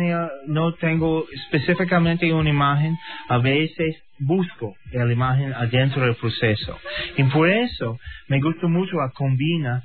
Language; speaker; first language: Spanish; non-native, learner; English